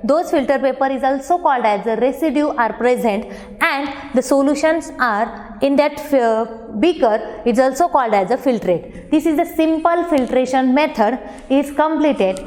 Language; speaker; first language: English; non-native, local second language; Marathi